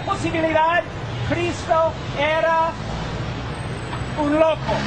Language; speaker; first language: Spanish; non-native, fluent; English